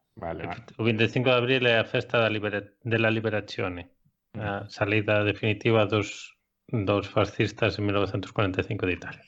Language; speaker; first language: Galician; non-native, local second language; Spanish